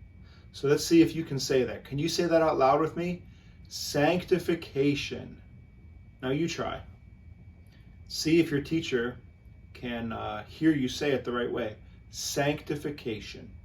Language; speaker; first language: English; native; English